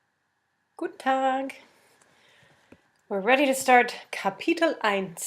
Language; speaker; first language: German; non-native, fluent; English